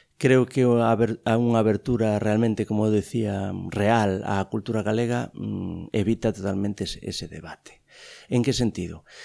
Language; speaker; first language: Galician; native; Galician